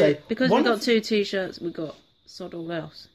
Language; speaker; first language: English; native; English